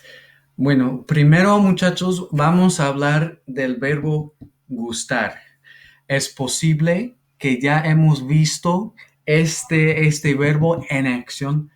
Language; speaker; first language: Spanish; non-native, fluent; English